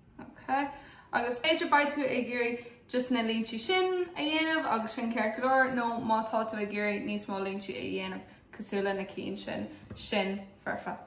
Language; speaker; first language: Irish; non-native, local second language; English